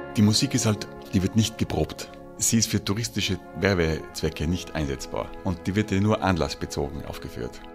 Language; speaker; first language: German; native; German